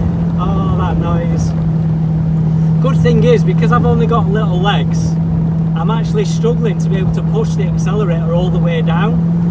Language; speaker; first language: English; native; English